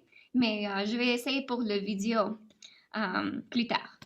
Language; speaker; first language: French; non-native, learner; English